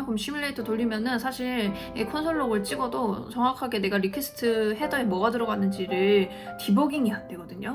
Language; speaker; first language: Korean; native; Korean